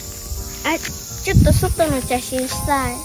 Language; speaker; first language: Japanese; early bilingual, other home language; French